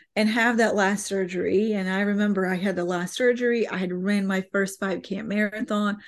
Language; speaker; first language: English; non-native, fluent; Bosnian